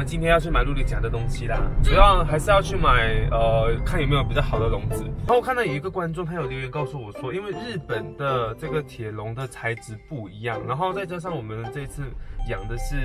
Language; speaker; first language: Chinese; native; Chinese